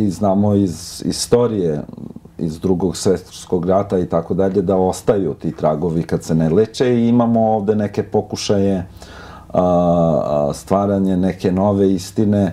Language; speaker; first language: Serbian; non-native, local second language; Albanian